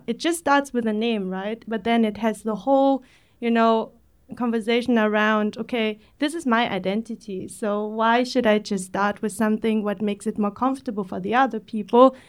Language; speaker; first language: English; early bilingual, other home language; Vietnamese